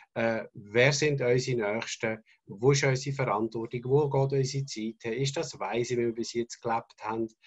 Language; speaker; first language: German; native; German